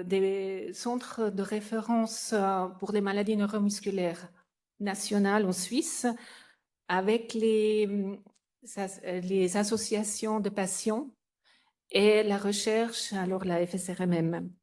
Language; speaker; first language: French; non-native, fluent; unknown